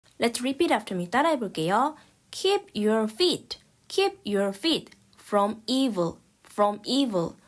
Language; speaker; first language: English; non-native, fluent; Korean